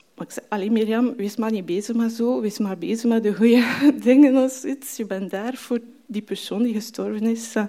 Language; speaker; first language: Dutch; non-native, fluent; French